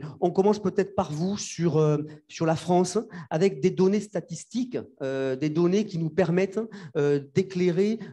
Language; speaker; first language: French; native; French